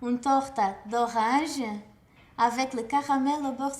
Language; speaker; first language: French; non-native, learner; Portuguese